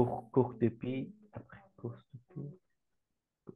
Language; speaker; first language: French; non-native, learner; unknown